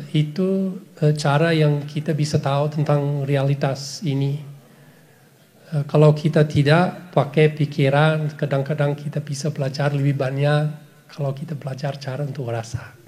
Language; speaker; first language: Indonesian; non-native, fluent; English